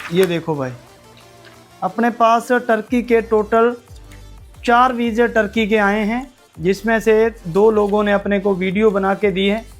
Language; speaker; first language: Hindi; native; Hindi